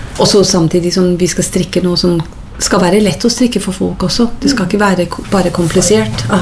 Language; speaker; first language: Norwegian; non-native, fluent; English